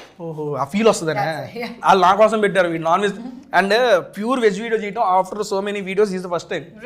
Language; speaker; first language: Telugu; native; Telugu